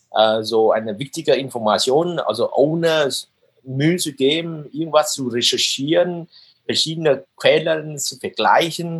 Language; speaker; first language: German; non-native, fluent; Vietnamese